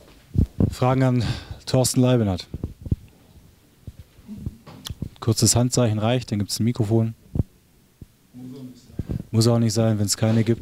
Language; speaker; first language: German; native; German